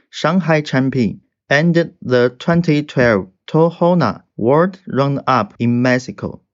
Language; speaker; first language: English; non-native, fluent; Chinese